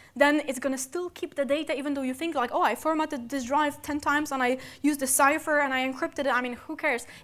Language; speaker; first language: English; non-native, fluent; Polish